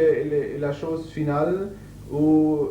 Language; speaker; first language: French; non-native, fluent; German